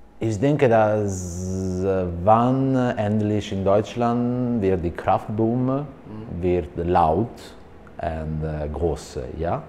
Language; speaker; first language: German; non-native, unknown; Italian